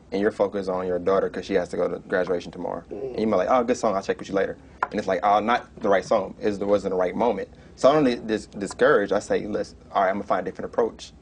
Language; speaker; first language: English; native; English